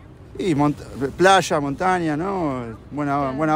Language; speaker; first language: Spanish; native; Spanish